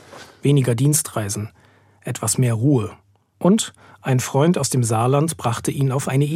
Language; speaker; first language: German; native; German